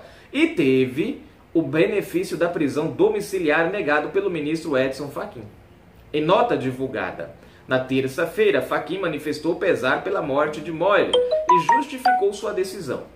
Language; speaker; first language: Portuguese; native; Portuguese